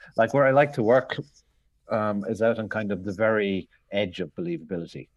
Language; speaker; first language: English; native; English